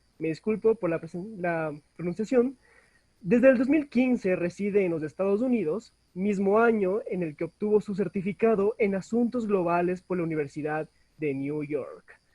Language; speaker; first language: Spanish; native; Spanish